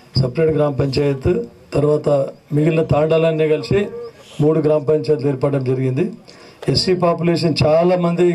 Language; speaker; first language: Telugu; native; Telugu